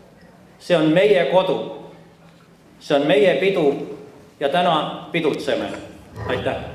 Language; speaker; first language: Estonian; early bilingual, heritage; Estonian